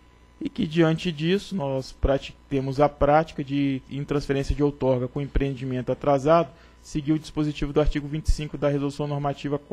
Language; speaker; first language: Portuguese; native; Portuguese